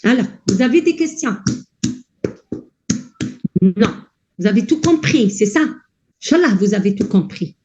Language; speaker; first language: French; non-native, local second language; Arabic